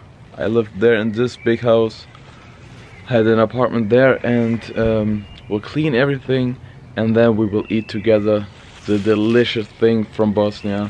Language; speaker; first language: English; non-native, learner; Bosnian